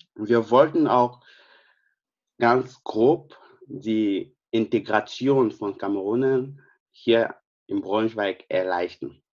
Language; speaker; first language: German; non-native, fluent; French